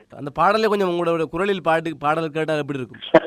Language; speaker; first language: Tamil; native; Tamil